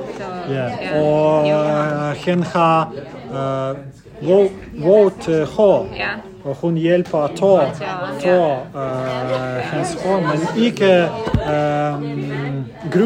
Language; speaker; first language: Danish; non-native, learner; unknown